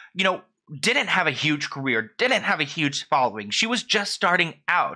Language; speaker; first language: English; native; English